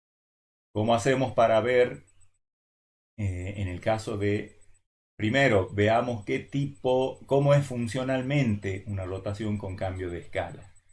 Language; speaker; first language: Spanish; native; Spanish